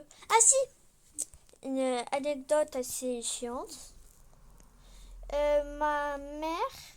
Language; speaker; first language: French; native; French